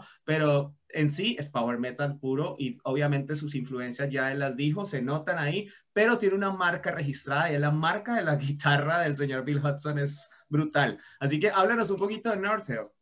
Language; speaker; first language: Spanish; native; Spanish